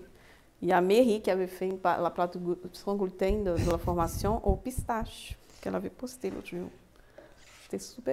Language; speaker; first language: French; non-native, fluent; Portuguese